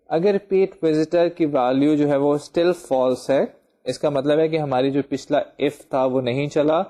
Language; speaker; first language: Urdu; native; Urdu